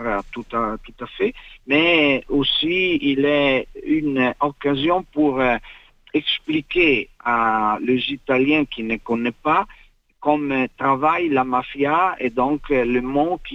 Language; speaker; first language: French; non-native, fluent; Italian